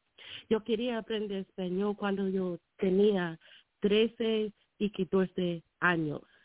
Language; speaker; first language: Spanish; non-native, learner; English